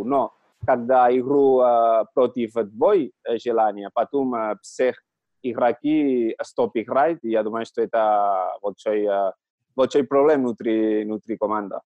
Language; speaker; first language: Russian; non-native, learner; Catalan